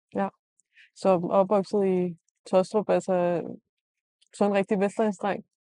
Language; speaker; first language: Danish; native; Danish